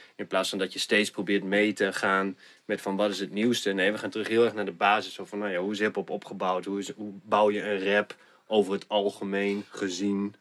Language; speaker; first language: Dutch; native; Dutch